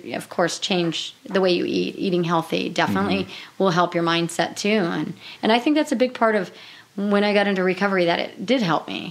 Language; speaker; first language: English; native; English